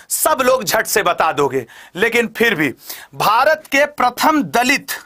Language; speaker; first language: Hindi; native; Hindi